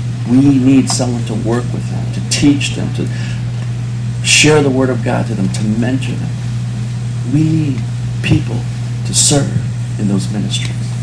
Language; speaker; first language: English; early bilingual, other home language; Vietnamese